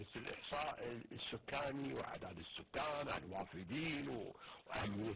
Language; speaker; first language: Arabic; native; Arabic